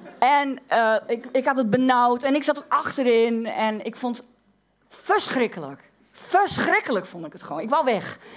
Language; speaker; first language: Dutch; native; Dutch